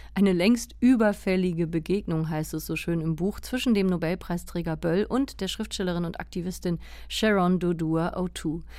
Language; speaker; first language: German; native; German